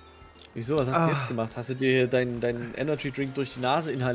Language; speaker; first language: German; native; German